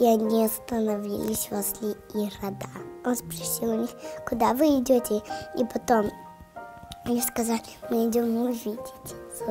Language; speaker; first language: Russian; early bilingual, heritage; Russian